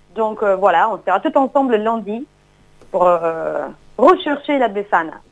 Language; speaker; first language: French; non-native, fluent; Italian